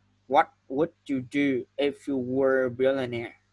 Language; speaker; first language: English; non-native, fluent; Vietnamese